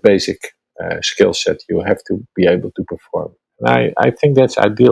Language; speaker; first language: English; non-native, fluent; Dutch